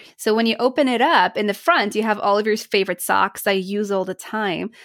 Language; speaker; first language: English; non-native, fluent; Polish